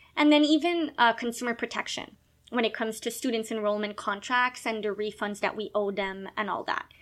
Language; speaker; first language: English; non-native, local second language; French